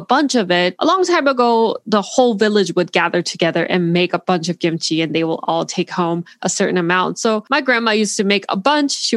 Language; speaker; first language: English; non-native, fluent; Korean